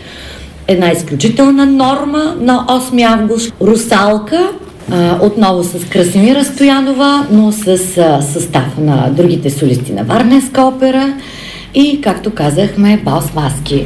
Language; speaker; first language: Bulgarian; native; Bulgarian